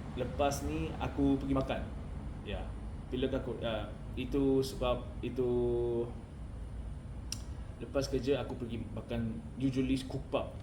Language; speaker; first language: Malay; non-native, learner; Korean